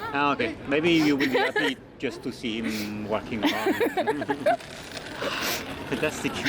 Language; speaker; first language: English; non-native, learner; French